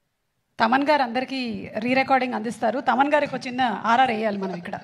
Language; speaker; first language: Telugu; native; Telugu